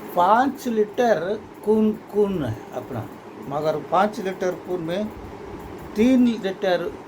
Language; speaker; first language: Hindi; non-native, local second language; Telugu